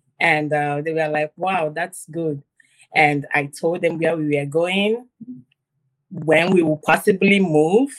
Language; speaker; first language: English; non-native, local second language; Igbo